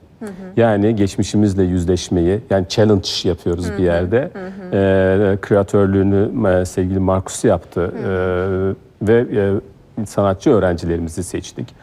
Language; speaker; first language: Turkish; native; Turkish